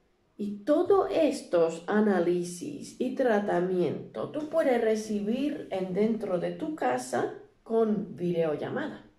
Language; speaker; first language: Spanish; non-native, learner; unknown